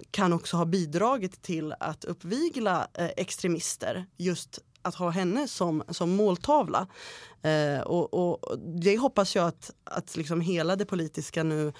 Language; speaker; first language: Swedish; early bilingual, other home language; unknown